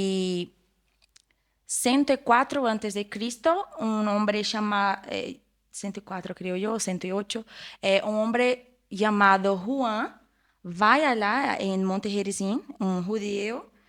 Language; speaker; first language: Spanish; non-native, fluent; Portuguese